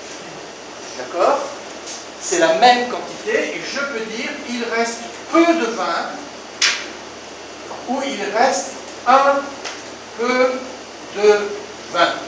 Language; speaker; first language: French; native; French